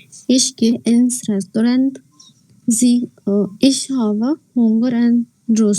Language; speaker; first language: German; non-native, learner; Hindi